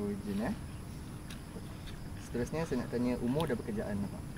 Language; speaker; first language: Malay; native; Malay